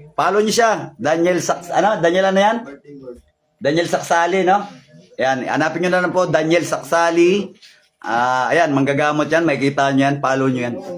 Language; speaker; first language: Filipino; native; Filipino